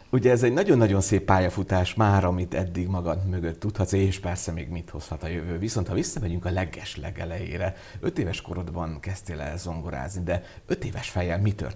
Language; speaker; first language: Hungarian; native; Hungarian